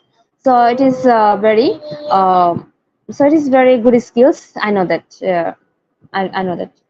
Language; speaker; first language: English; non-native, learner; Bangla